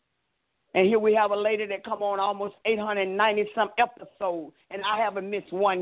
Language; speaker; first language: English; native; English